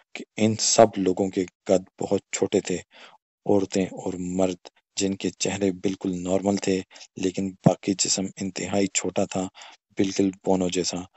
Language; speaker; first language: Urdu; non-native, local second language; Pashto